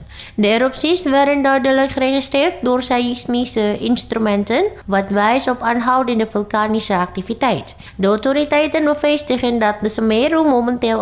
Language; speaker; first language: Dutch; non-native, fluent; Indonesian